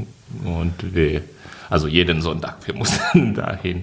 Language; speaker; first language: German; non-native, fluent; French